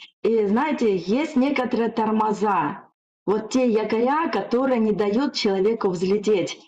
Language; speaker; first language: Russian; native; Russian